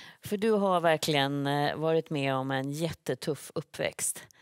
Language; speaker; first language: Swedish; native; Swedish